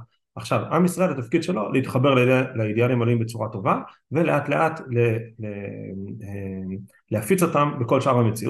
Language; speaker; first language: Hebrew; native; Hebrew